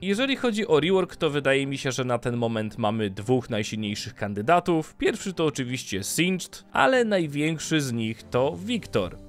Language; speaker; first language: Polish; native; Polish